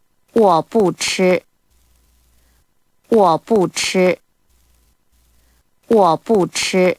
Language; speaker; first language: Chinese; non-native, learner; Korean